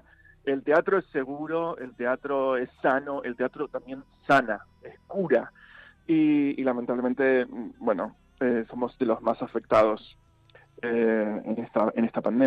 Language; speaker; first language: Spanish; native; Spanish